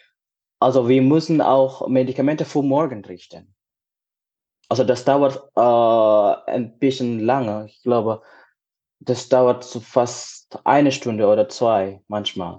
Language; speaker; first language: German; non-native, fluent; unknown